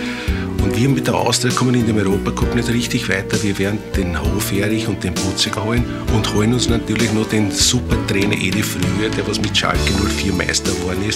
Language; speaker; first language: German; native; German